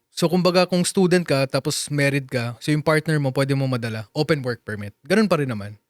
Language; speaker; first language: Filipino; non-native, local second language; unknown